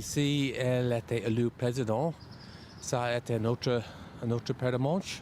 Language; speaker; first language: French; non-native, fluent; English